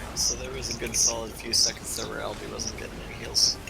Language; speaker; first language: English; native; English